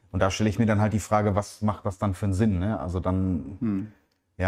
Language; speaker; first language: German; native; German